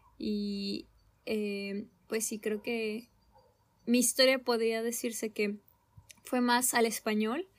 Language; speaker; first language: Spanish; native; Spanish